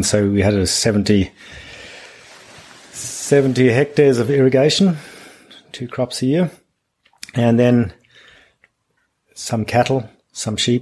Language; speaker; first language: English; non-native, local second language; German